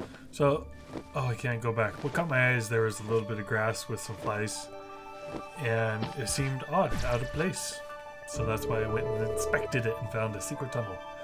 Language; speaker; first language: English; native; English